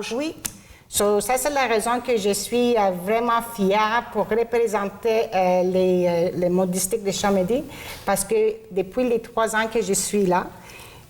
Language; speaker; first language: French; non-native, local second language; Greek